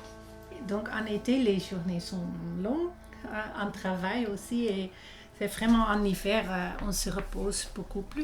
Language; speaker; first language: French; non-native, fluent; Dutch